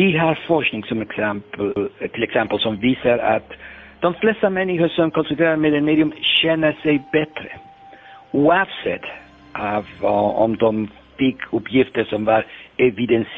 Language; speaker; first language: Swedish; non-native, fluent; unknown